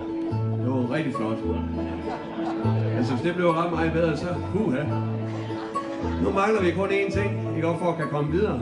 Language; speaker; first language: Danish; native; Danish